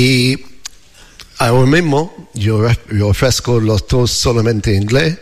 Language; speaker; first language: Spanish; non-native, learner; English